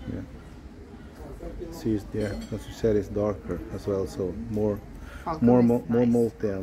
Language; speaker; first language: English; non-native, fluent; Norwegian